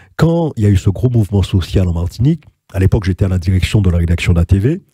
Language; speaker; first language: French; native; French